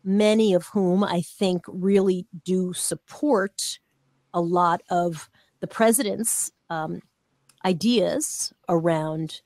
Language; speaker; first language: English; native; English